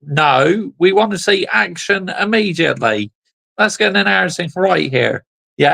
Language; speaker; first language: English; native; English